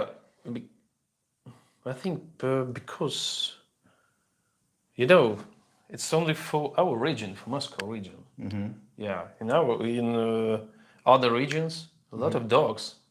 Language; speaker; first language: English; non-native, learner; Russian